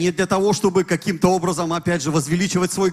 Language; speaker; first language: Russian; native; Russian